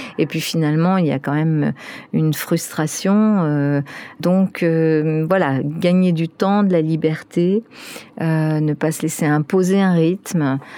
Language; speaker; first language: French; early bilingual, other home language; Spanish